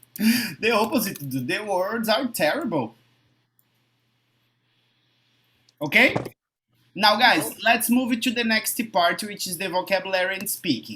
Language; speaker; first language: English; non-native, fluent; Portuguese